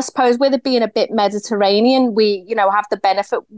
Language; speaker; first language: English; native; English